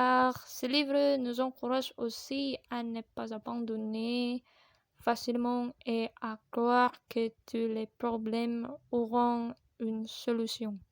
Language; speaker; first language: French; non-native, learner; Indonesian